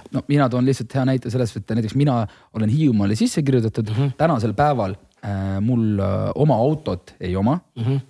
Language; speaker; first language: Estonian; native; Estonian